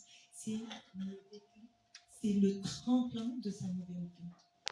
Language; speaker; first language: French; non-native, local second language; Arabic